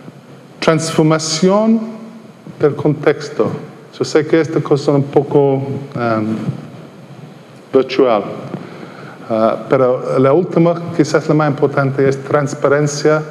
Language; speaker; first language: Spanish; non-native, fluent; English